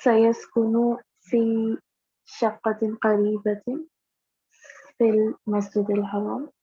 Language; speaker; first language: Arabic; non-native, learner; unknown